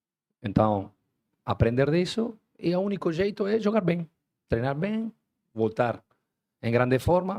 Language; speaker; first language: Portuguese; non-native, fluent; Spanish